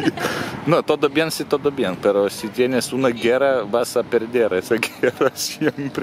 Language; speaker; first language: Spanish; non-native, learner; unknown